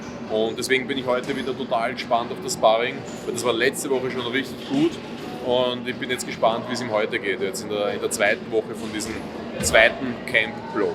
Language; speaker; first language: German; native; German